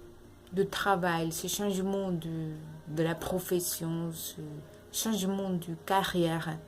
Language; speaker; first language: French; non-native, learner; Spanish